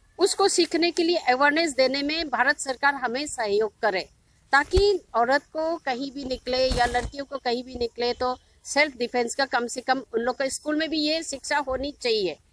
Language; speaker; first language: Hindi; non-native, local second language; Manipuri